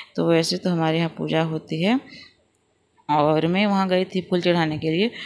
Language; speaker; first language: Hindi; non-native, local second language; Odia